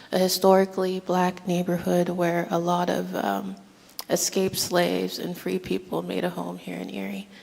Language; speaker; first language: English; native; English